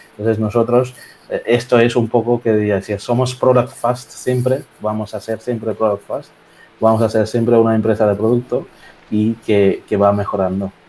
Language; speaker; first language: Spanish; non-native, fluent; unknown